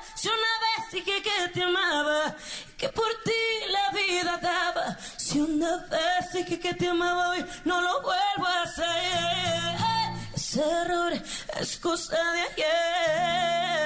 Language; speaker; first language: Spanish; native; Spanish